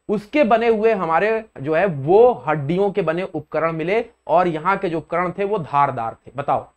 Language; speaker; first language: Hindi; native; Hindi